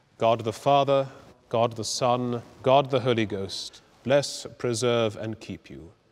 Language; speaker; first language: English; native; English